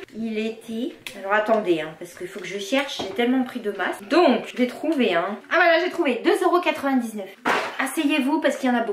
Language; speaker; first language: French; native; French